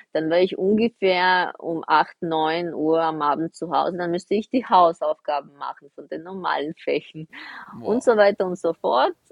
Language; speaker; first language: German; non-native, fluent; Russian